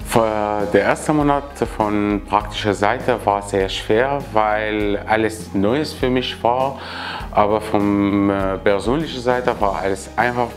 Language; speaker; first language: German; non-native, learner; Arabic